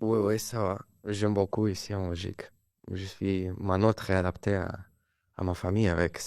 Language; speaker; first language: French; non-native, learner; Spanish